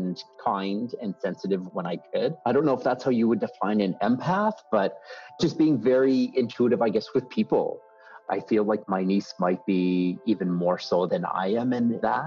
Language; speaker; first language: English; native; English